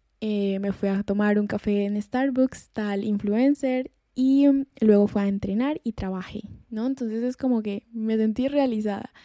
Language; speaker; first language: Spanish; native; Spanish